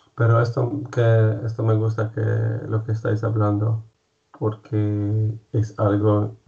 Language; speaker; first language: Spanish; non-native, fluent; Polish